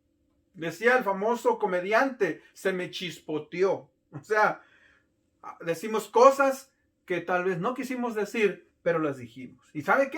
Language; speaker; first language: Spanish; native; Spanish